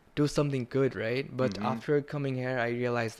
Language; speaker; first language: English; non-native, local second language; Bangla